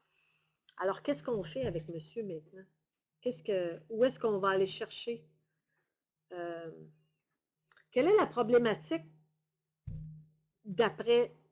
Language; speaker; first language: French; native; French